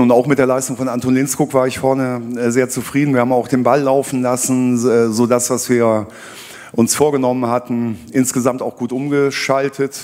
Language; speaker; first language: German; native; German